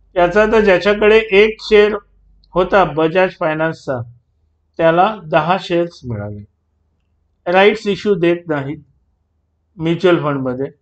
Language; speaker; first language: Marathi; native; Marathi